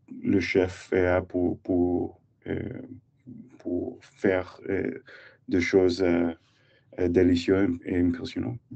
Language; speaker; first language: French; non-native, learner; English